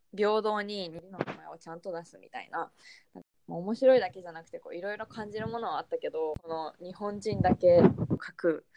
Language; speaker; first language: Japanese; native; Japanese